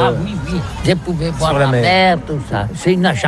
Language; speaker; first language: French; non-native, learner; Catalan